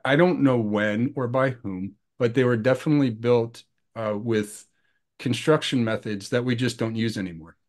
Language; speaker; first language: English; native; English